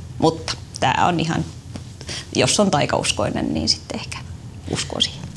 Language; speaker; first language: Finnish; non-native, local second language; Swedish